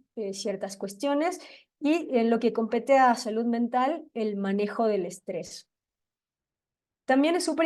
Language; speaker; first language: Spanish; native; Spanish